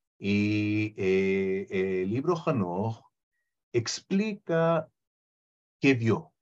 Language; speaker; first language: Spanish; non-native, fluent; Hebrew